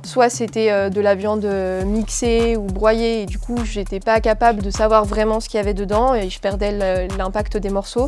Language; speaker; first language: French; native; French